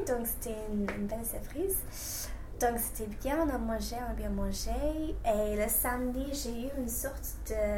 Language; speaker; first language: French; non-native, fluent; English